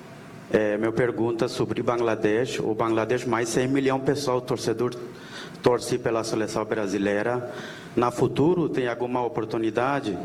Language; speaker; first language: Portuguese; non-native, learner; Bangla